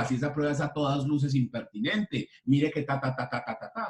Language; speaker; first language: Spanish; native; Spanish